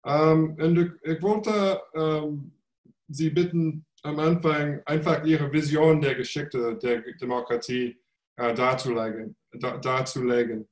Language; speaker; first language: German; non-native, fluent; English